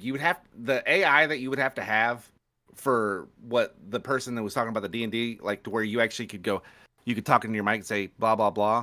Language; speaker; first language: English; native; English